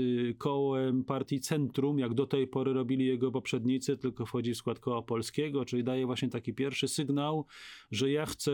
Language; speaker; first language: Polish; native; Polish